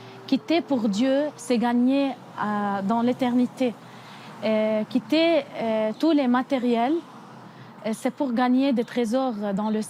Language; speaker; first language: French; non-native, local second language; Arabic